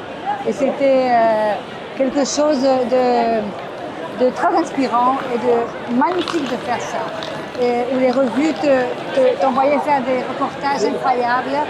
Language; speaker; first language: French; non-native, fluent; Portuguese